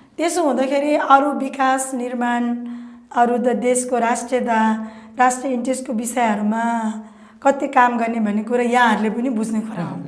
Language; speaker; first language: Nepali; non-native, local second language; Eastern Tamang